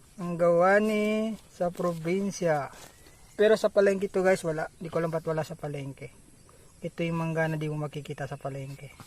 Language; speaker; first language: Filipino; non-native, local second language; Hiligaynon